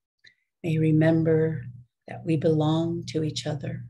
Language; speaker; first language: English; native; English